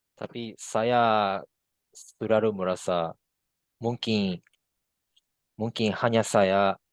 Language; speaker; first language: Indonesian; non-native, fluent; Japanese